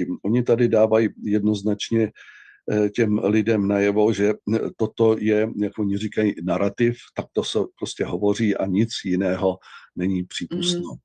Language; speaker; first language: Czech; native; Czech